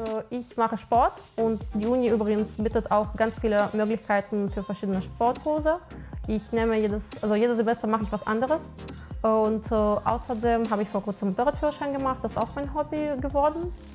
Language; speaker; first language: German; non-native, fluent; Ukrainian